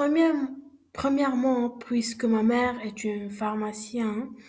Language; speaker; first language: French; non-native, learner; Arabic